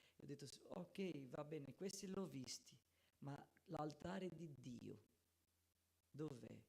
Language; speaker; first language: Italian; non-native, fluent; Portuguese